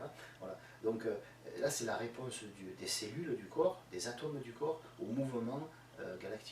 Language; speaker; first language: French; native; French